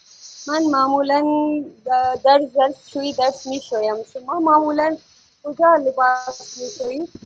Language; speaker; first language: Persian; non-native, learner; Urdu